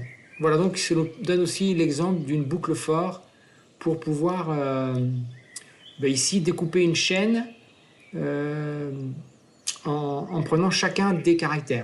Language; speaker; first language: French; native; French